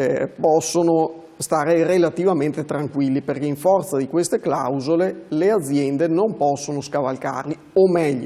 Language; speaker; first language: Italian; native; Italian